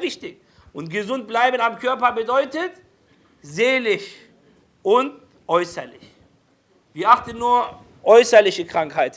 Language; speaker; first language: German; non-native, fluent; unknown